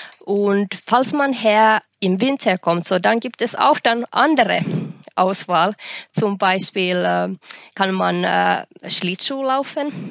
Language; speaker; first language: German; non-native, fluent; Finnish